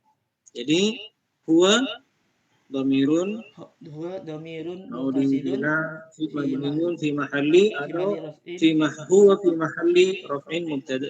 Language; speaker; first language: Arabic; non-native, fluent; Indonesian